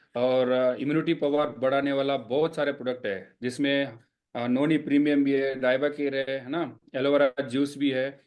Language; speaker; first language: Hindi; non-native, local second language; Kannada